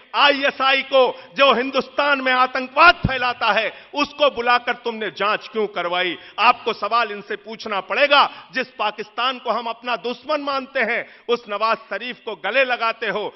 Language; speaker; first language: Hindi; native; Hindi